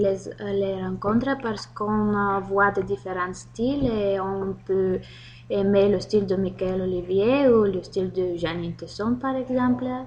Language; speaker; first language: French; non-native, learner; Bulgarian